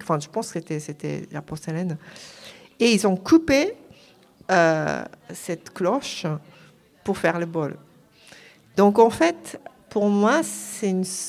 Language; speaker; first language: French; non-native, fluent; Japanese